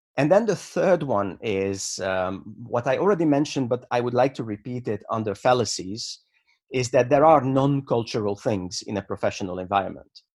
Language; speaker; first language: English; non-native, fluent; Hungarian